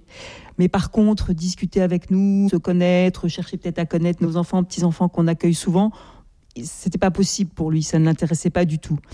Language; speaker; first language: French; native; French